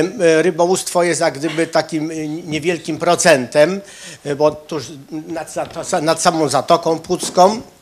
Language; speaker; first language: Polish; native; Polish